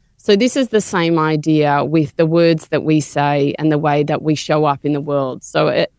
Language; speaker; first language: English; native; English